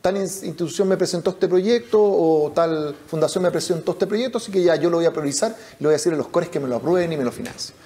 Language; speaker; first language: Spanish; native; Spanish